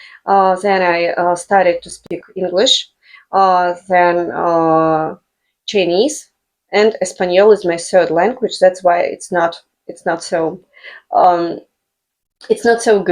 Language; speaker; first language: English; non-native, fluent; Russian